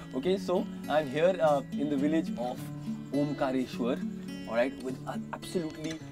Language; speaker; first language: English; non-native, local second language; Hindi